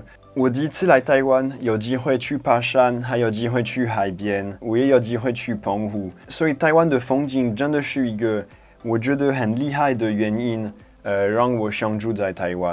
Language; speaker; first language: Chinese; non-native, fluent; French